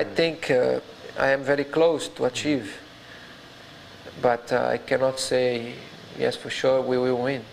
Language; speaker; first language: English; non-native, fluent; Portuguese